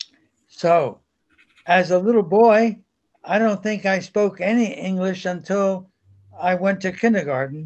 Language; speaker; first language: English; early bilingual, other home language; Spanish